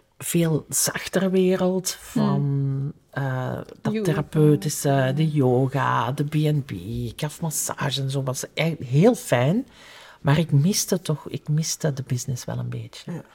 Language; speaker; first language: Dutch; native; Dutch